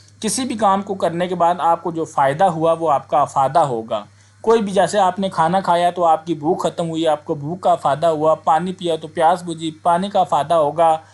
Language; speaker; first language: Urdu; non-native, local second language; Punjabi